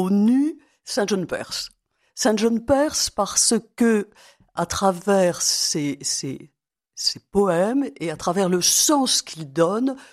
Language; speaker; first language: French; native; French